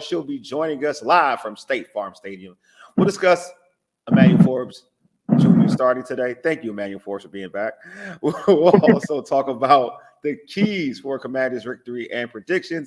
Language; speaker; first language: English; native; English